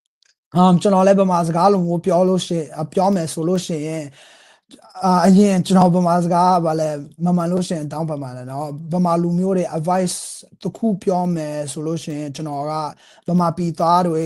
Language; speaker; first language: Burmese; early bilingual, heritage; Burmese